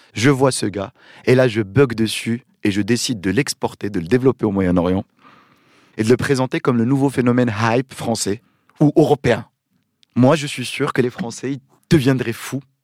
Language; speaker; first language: French; non-native, local second language; Arabic